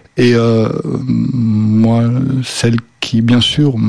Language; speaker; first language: French; early bilingual, other home language; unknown